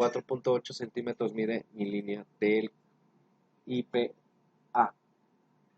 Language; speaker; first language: Spanish; native; Spanish